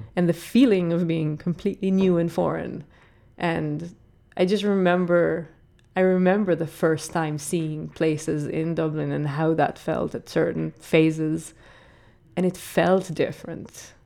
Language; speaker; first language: English; non-native, fluent; Hebrew